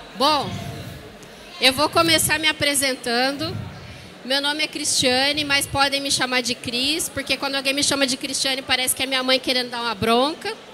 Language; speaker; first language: Portuguese; native; Portuguese